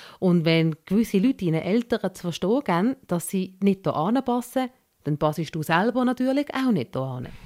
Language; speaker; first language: German; early bilingual, other home language; Malayalam